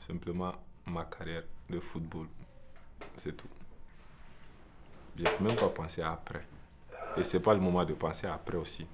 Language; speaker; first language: French; non-native, local second language; Bambara